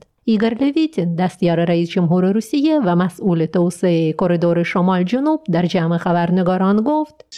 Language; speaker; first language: Persian; native; Persian